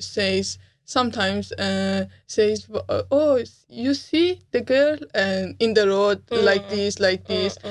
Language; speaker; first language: English; non-native, learner; Persian